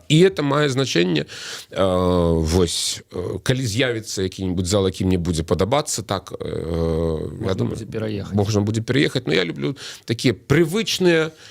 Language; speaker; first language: Belarusian; native; Belarusian